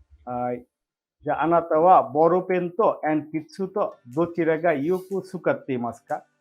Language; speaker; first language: Japanese; non-native, fluent; Bangla